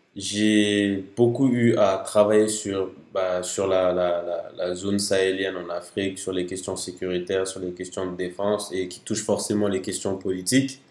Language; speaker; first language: French; non-native, local second language; Bambara